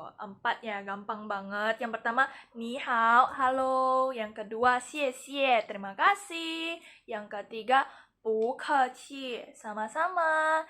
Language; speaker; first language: Indonesian; native; Indonesian